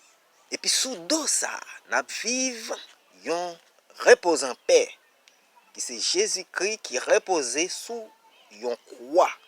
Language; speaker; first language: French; non-native, learner; Haitian Creole